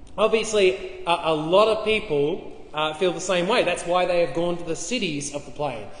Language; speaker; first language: English; native; English